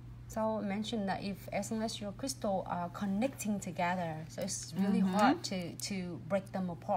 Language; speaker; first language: English; non-native, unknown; Vietnamese